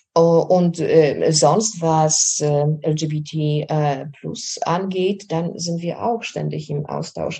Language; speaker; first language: German; non-native, fluent; Polish